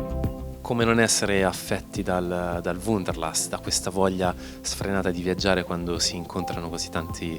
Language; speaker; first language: Italian; native; Italian